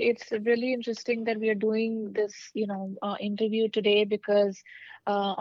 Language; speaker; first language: English; non-native, local second language; Hindi